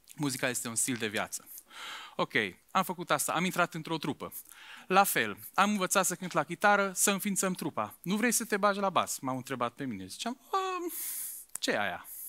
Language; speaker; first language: Romanian; non-native, local second language; Hungarian